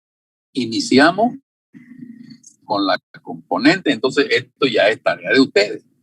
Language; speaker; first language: Spanish; native; Spanish